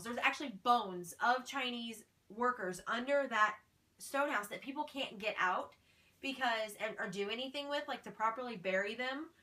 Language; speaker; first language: English; native; English